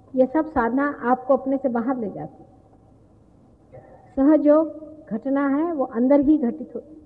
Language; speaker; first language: Hindi; non-native, local second language; Marathi